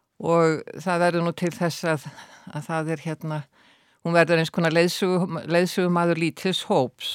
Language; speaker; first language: Icelandic; native; Icelandic